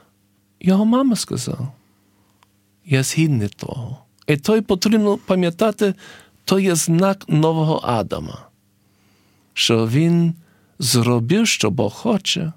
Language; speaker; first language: Ukrainian; early bilingual, heritage; English